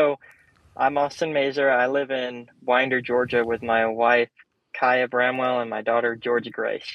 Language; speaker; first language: English; native; English